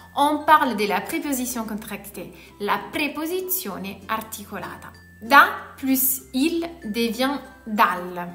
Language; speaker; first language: French; non-native, fluent; Italian